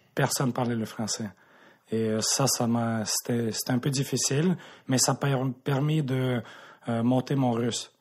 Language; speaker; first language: French; native; French